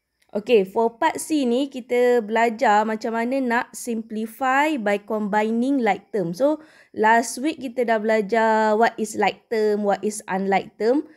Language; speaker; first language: English; non-native, local second language; Malay